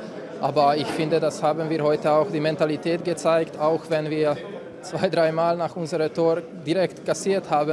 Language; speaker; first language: German; non-native, fluent; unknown